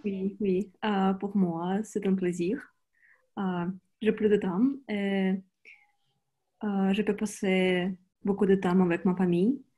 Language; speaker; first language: French; non-native, learner; Russian